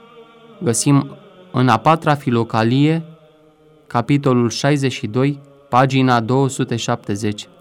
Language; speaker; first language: Romanian; native; Romanian